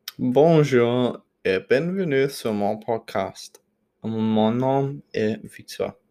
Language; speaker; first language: French; non-native, learner; Danish